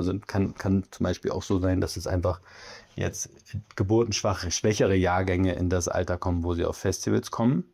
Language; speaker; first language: German; native; German